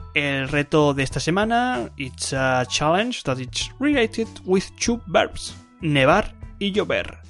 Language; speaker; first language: English; non-native, fluent; Spanish